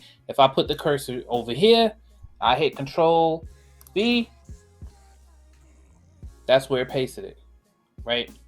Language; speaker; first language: English; native; English